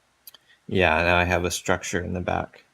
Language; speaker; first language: English; native; English